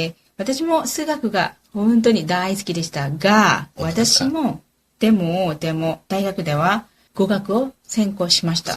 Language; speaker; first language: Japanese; non-native, learner; Korean